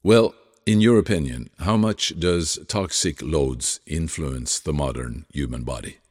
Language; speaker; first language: English; non-native, fluent; Norwegian